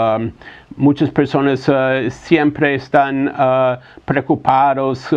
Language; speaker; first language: Spanish; non-native, fluent; English